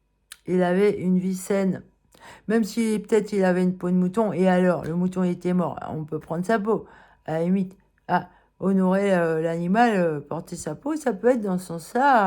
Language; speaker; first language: French; native; French